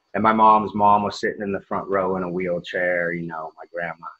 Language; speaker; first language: English; native; English